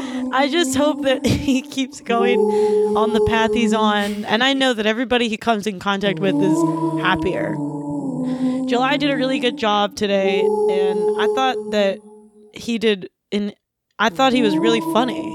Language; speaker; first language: English; native; English